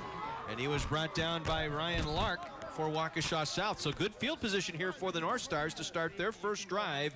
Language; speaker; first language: English; native; English